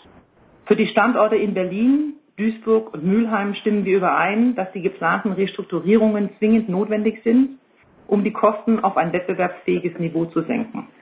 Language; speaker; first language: German; native; German